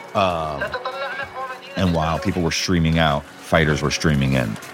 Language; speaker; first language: English; early bilingual, other home language; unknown